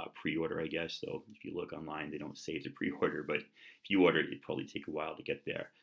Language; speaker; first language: English; native; English